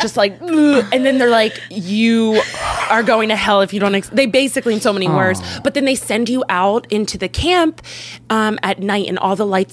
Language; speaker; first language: English; native; English